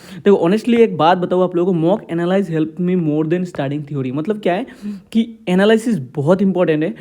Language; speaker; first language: Hindi; non-native, local second language; Assamese